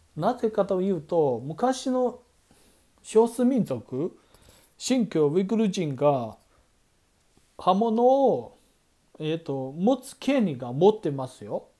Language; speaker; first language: Japanese; non-native, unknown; Chinese